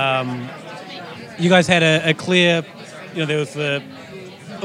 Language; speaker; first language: English; native; English